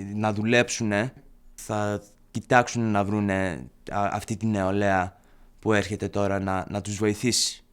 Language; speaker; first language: Greek; early bilingual, heritage; Greek